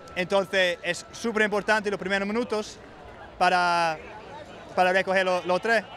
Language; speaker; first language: Spanish; non-native, fluent; English